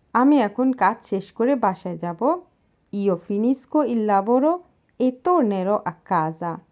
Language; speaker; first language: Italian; non-native, learner; Bangla